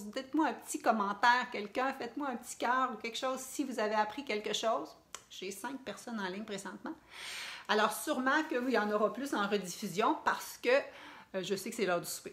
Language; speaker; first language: French; native; French